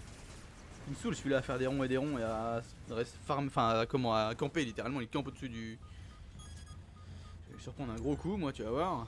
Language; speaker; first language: French; native; French